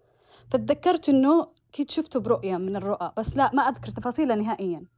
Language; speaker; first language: Arabic; native; Arabic